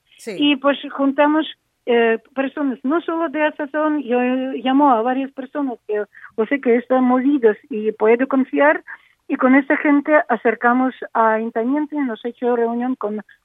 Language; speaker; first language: Spanish; non-native, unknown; Ukrainian